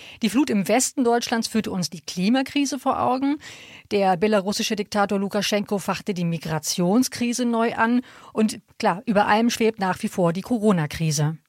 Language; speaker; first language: German; native; German